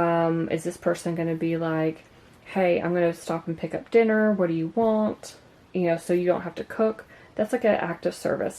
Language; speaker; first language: English; native; English